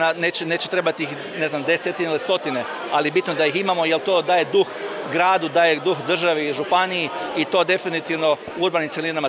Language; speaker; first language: Croatian; native; Croatian